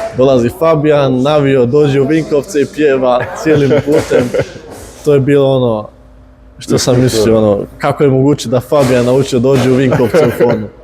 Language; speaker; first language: Bosnian; early bilingual, heritage; Bosnian